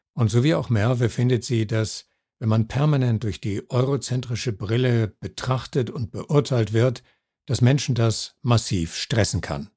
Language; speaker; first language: German; native; German